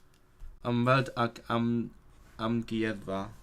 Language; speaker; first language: Welsh; non-native, learner; Cantonese